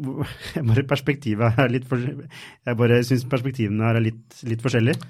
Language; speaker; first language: Norwegian; native; Norwegian